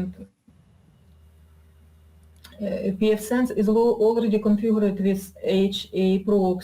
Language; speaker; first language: English; non-native, learner; Russian